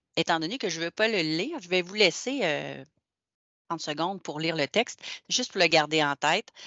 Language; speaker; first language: French; native; French